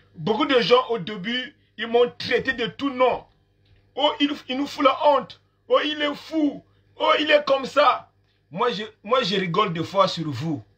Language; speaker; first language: French; non-native, local second language; Lingala